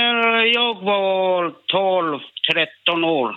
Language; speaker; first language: Swedish; non-native, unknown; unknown